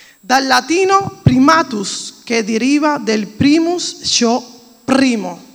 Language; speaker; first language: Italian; non-native, fluent; Spanish